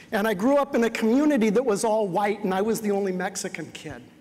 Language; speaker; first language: English; native; English